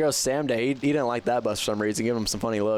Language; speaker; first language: English; native; English